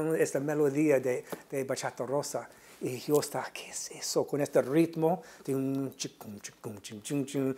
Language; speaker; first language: Spanish; non-native, fluent; English